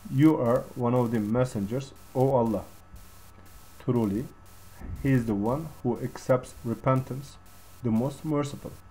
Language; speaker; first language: English; non-native, fluent; Turkish